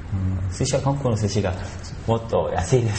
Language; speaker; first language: Japanese; non-native, learner; Korean